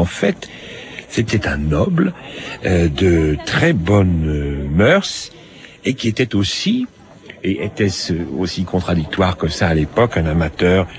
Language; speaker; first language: French; native; French